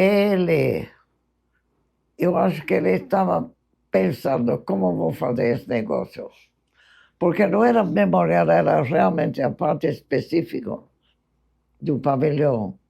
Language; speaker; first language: Portuguese; non-native, fluent; English